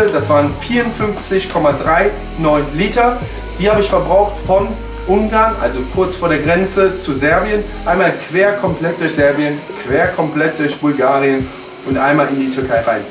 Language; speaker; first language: German; native; German